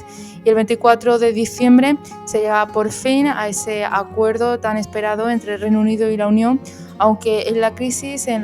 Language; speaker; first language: Spanish; native; Spanish